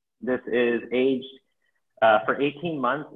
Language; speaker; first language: English; native; English